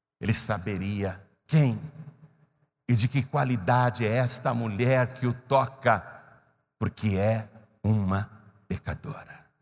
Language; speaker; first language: Portuguese; native; Portuguese